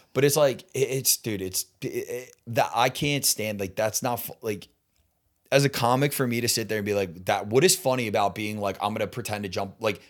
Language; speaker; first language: English; native; English